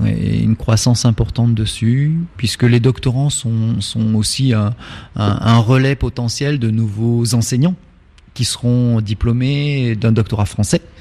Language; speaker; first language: French; native; French